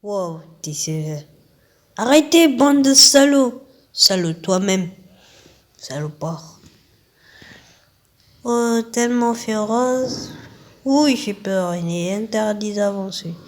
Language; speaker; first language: French; native; French